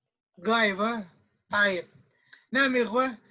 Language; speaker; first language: Arabic; non-native, fluent; Indonesian